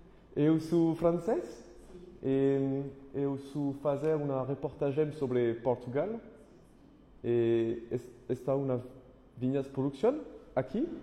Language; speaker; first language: Portuguese; non-native, learner; French